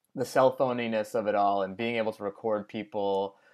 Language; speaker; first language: English; native; English